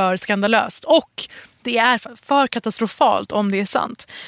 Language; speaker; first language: Swedish; early bilingual, other home language; Persian